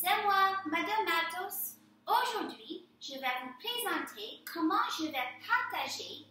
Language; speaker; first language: French; non-native, fluent; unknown